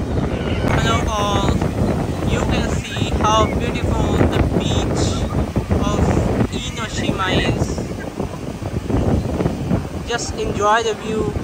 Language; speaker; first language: English; non-native, local second language; Urdu